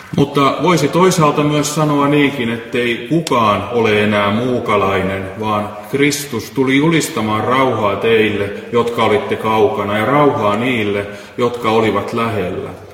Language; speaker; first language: Finnish; native; Finnish